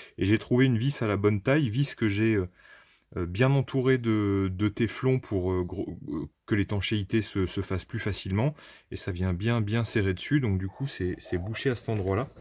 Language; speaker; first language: French; native; French